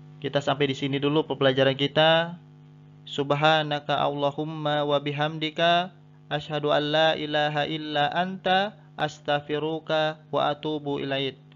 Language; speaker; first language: Indonesian; native; Indonesian